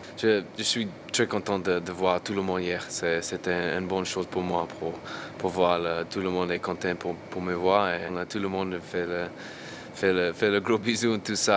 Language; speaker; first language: French; non-native, learner; English